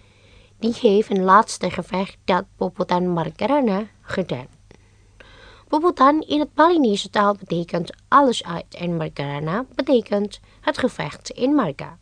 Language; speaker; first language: Dutch; non-native, fluent; Indonesian